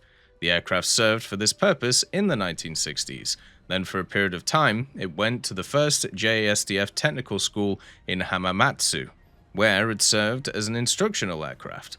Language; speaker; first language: English; native; English